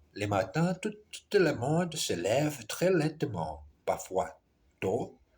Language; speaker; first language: French; non-native, learner; Portuguese